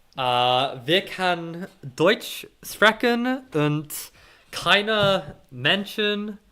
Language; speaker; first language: German; non-native, learner; English